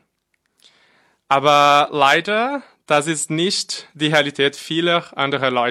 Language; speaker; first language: German; non-native, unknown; Portuguese